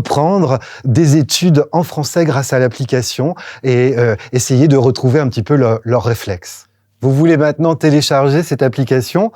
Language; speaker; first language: French; native; French